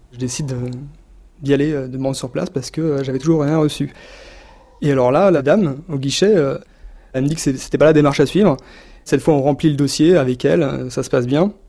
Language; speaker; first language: French; native; French